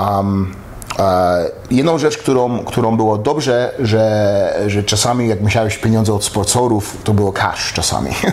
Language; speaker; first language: Polish; early bilingual, heritage; Polish